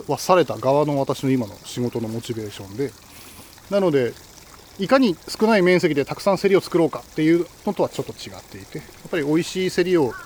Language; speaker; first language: Japanese; native; Japanese